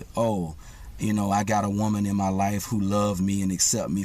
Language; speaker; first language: English; native; English